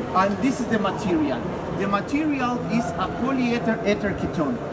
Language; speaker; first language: English; non-native, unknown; Spanish